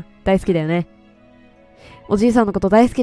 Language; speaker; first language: Japanese; native; Japanese